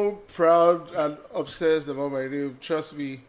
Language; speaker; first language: English; non-native, local second language; Igbo